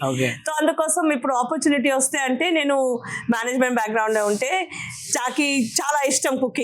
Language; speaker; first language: Telugu; non-native, local second language; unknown